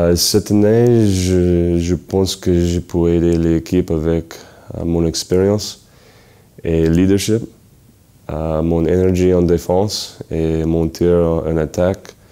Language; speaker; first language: French; non-native, learner; English